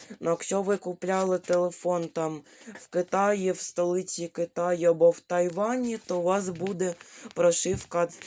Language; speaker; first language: Ukrainian; non-native, local second language; Russian